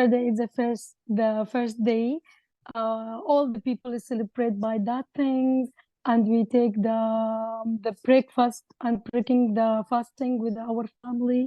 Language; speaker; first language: English; non-native, learner; Arabic